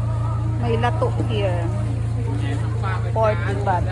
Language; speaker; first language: English; non-native, local second language; Filipino